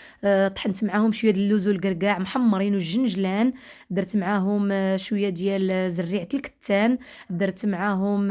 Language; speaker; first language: Arabic; native; Arabic